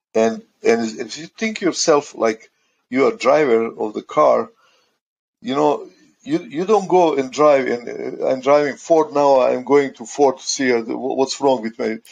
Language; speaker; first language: English; non-native, fluent; Croatian